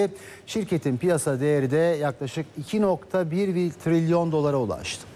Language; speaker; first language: Turkish; native; Turkish